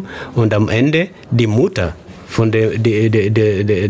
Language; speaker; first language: German; non-native, fluent; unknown